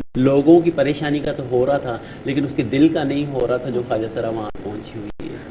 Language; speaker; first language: Urdu; native; Urdu